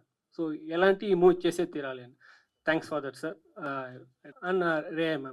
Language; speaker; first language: Telugu; non-native, learner; Tamil